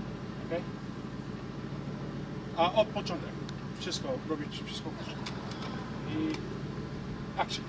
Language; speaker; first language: Polish; non-native, learner; English